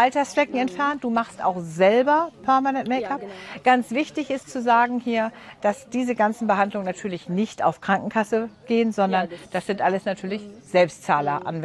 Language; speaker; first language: German; native; German